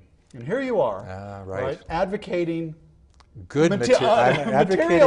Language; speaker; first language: English; native; English